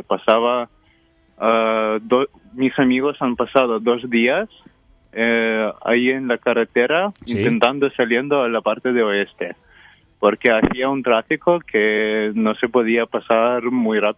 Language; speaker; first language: Spanish; non-native, fluent; Ukrainian